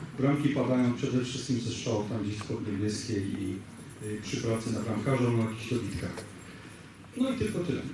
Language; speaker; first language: Polish; native; Polish